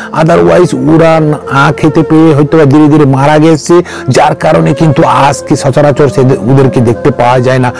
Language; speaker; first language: Bangla; non-native, local second language; Kok Borok